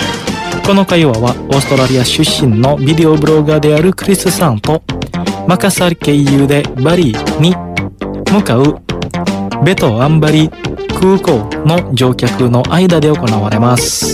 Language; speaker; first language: Japanese; non-native, fluent; Indonesian